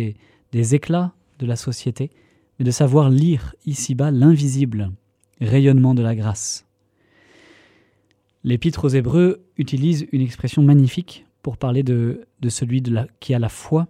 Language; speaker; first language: French; native; French